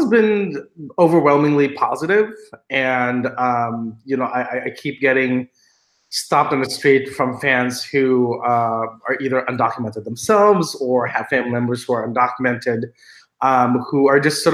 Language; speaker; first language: English; non-native, local second language; Filipino